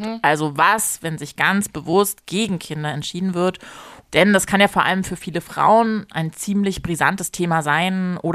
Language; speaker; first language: German; native; German